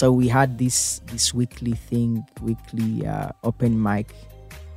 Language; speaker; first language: English; non-native, local second language; Ganda